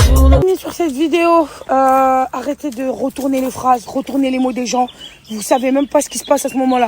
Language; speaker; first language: French; native; French